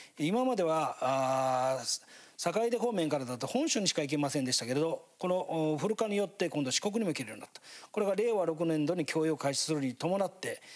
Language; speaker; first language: Japanese; native; Japanese